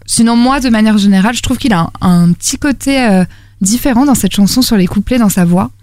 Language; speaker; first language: French; native; French